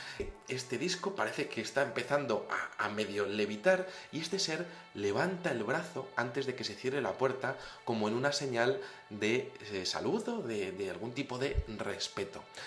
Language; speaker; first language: Spanish; native; Spanish